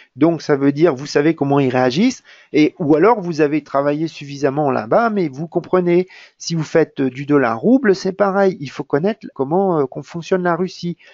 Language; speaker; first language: French; native; French